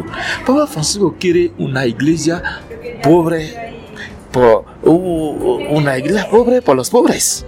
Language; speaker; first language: Spanish; non-native, learner; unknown